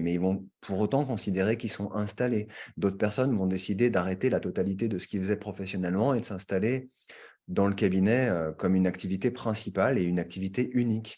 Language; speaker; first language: French; native; French